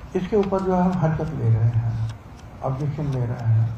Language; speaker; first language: Hindi; non-native, local second language; Marathi